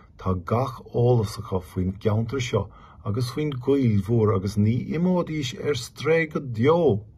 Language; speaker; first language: Irish; non-native, local second language; English